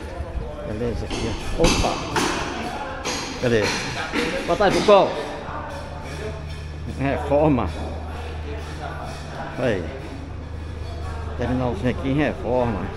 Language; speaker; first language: Portuguese; native; Portuguese